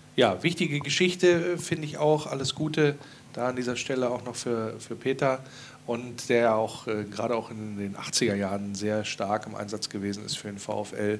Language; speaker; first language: German; native; German